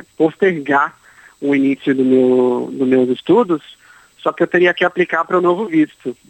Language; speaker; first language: Portuguese; native; Portuguese